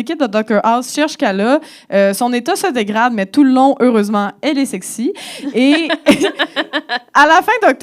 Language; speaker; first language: French; native; French